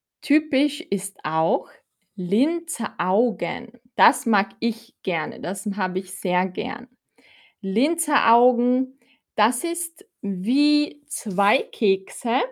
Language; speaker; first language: German; non-native, fluent; Filipino